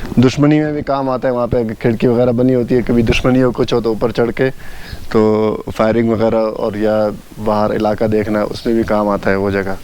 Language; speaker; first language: Urdu; non-native, local second language; Pashto